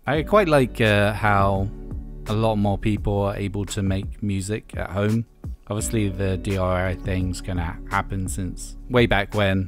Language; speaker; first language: English; native; English